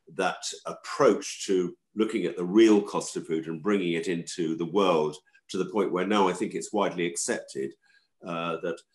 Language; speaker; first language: English; native; English